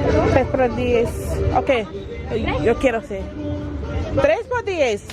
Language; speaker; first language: Spanish; non-native, learner; English